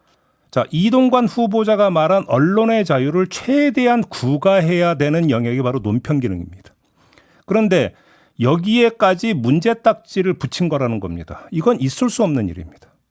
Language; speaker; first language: Korean; native; Korean